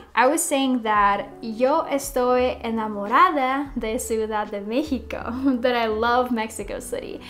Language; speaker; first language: English; non-native, fluent; Russian